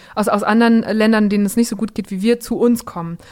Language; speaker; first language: German; native; German